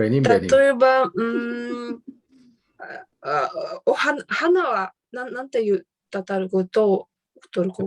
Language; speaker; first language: Japanese; non-native, fluent; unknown